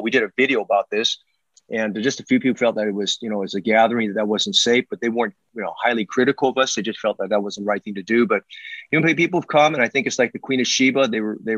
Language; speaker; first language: English; native; English